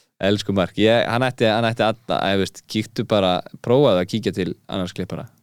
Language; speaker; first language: Icelandic; early bilingual, heritage; Icelandic